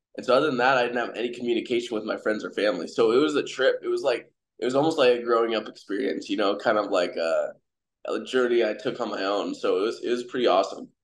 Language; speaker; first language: English; native; English